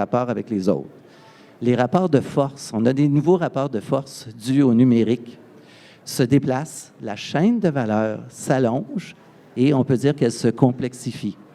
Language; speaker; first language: French; native; French